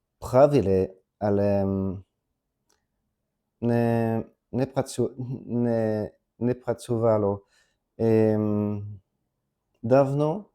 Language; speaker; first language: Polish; non-native, learner; French